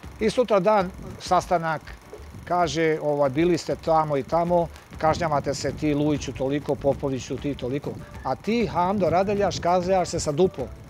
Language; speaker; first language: Serbian; native; Serbian